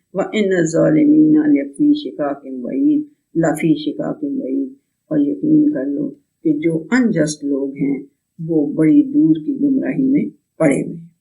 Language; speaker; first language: Urdu; native; Urdu